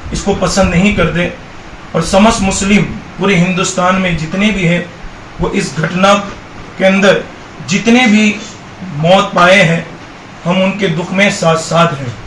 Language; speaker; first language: Urdu; non-native, local second language; Gujarati